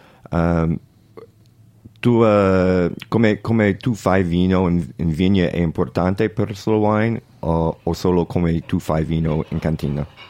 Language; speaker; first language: Italian; non-native, learner; English